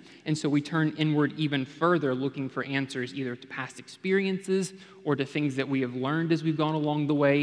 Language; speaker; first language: English; native; English